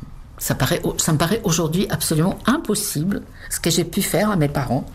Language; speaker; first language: French; non-native, fluent; Czech